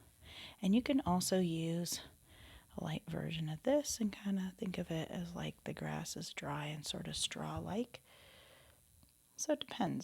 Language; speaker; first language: English; native; English